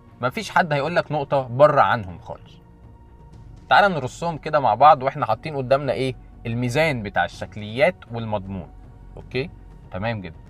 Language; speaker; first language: Arabic; native; Arabic